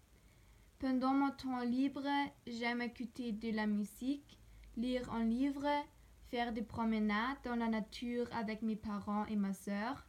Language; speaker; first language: French; non-native, learner; German